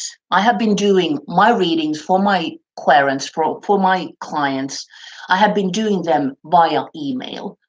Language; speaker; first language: English; non-native, fluent; Finnish